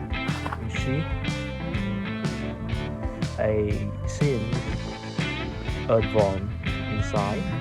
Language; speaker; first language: English; non-native, learner; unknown